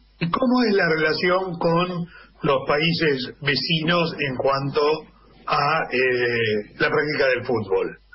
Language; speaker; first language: Spanish; native; Spanish